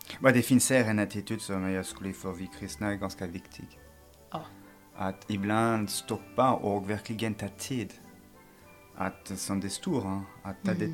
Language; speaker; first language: Swedish; non-native, fluent; French